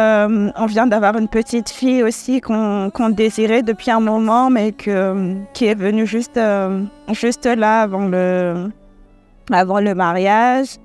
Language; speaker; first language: French; early bilingual, other home language; Malagasy